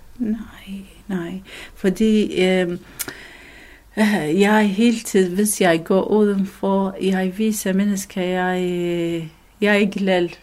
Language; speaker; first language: Danish; non-native, learner; Arabic